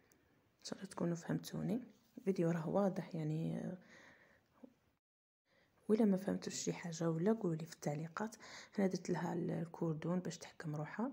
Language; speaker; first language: Arabic; native; Arabic